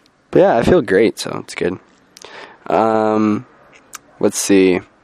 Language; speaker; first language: English; native; English